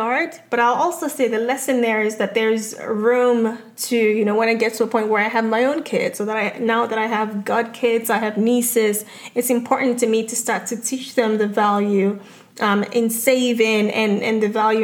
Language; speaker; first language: English; non-native, local second language; Yoruba